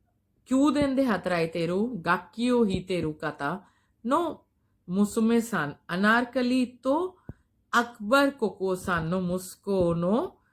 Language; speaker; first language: Japanese; non-native, fluent; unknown